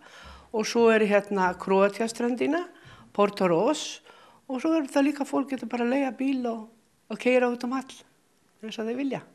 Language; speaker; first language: Icelandic; non-native, fluent; Slovenian